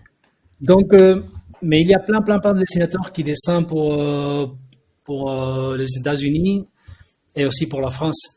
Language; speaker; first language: French; non-native, fluent; Spanish